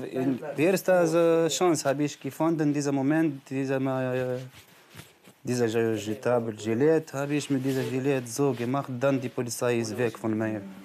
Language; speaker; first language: German; non-native, learner; Arabic